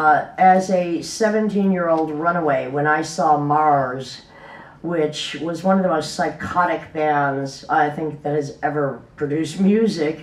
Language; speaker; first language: English; native; English